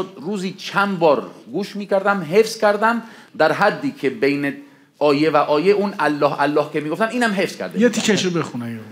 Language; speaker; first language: Persian; non-native, fluent; Spanish